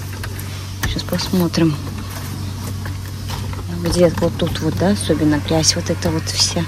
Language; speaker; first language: Russian; native; Russian